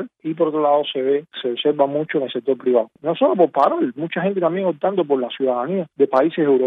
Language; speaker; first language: Spanish; native; Spanish